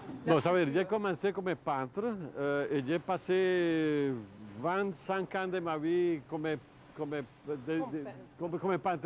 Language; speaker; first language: French; non-native, fluent; Spanish